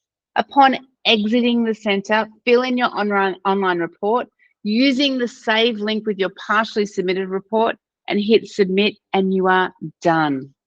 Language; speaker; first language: English; native; English